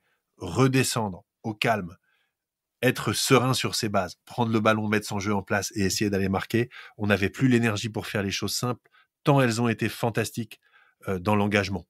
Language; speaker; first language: French; native; French